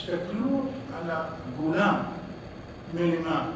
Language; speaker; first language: Hebrew; non-native, fluent; Arabic